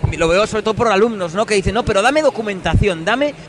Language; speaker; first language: Spanish; native; Spanish